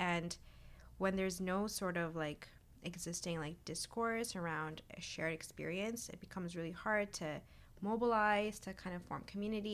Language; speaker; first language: English; native; English